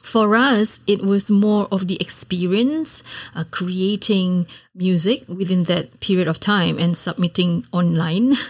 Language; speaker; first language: English; non-native, local second language; Malay